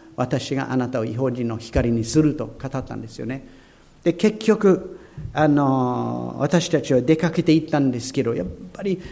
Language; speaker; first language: Japanese; non-native, fluent; English